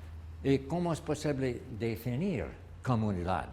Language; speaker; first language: Spanish; non-native, learner; English